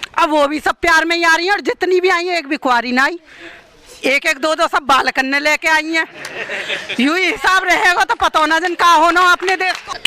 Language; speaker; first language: Hindi; native; Hindi